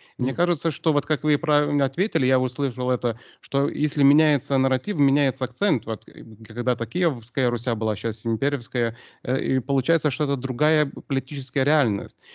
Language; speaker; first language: Russian; non-native, local second language; Lithuanian